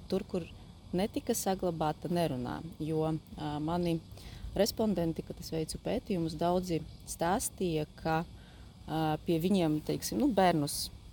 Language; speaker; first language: Latvian; non-native, local second language; Polish